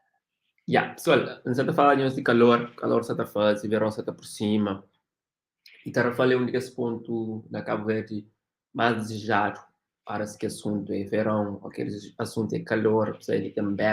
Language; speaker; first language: Portuguese; non-native, local second language; Kabuverdianu